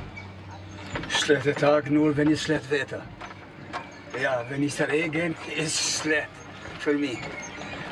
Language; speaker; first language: German; non-native, learner; Albanian